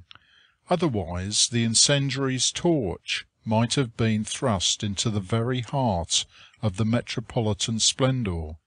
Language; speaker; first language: English; native; English